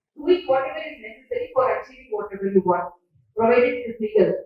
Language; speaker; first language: English; non-native, local second language; Telugu